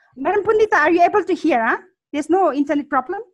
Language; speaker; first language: English; non-native, fluent; Hindi